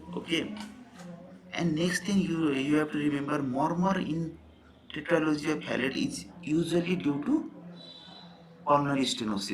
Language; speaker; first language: English; non-native, local second language; Nepali